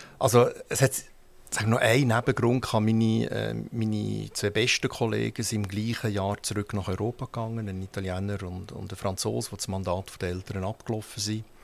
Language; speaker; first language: German; early bilingual, heritage; German